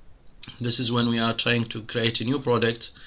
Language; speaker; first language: English; non-native, fluent; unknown